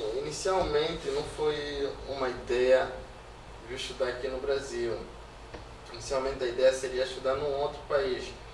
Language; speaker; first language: Portuguese; native; Portuguese